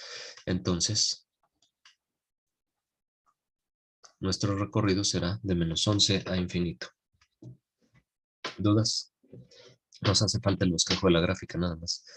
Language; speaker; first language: Spanish; native; Spanish